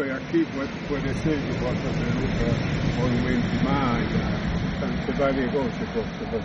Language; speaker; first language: Spanish; non-native, learner; Italian